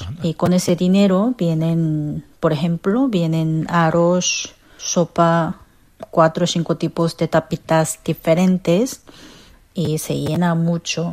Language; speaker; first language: Spanish; non-native, fluent; Korean